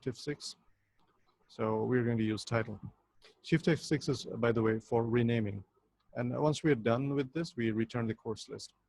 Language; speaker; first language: English; non-native, local second language; Bangla